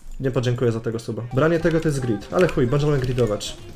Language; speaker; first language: Polish; native; Polish